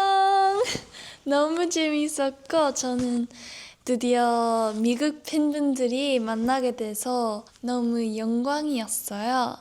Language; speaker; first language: Korean; non-native, learner; English